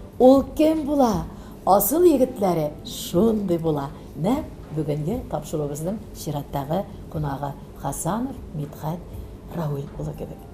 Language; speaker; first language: Tatar; native; Tatar